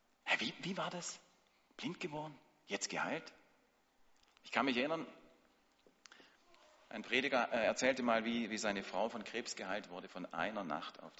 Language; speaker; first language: German; native; German